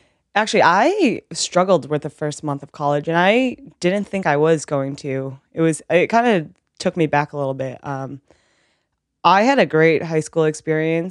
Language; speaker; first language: English; early bilingual, other home language; Vietnamese